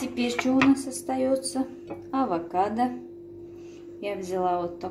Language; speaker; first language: Russian; non-native, fluent; Turkmen